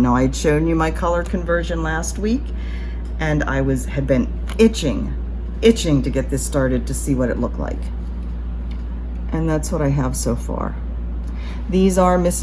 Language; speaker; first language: English; native; English